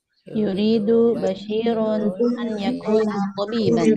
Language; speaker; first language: Arabic; non-native, learner; Indonesian